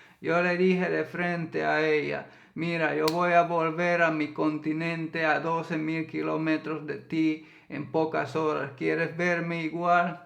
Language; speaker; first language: Spanish; non-native, fluent; Finnish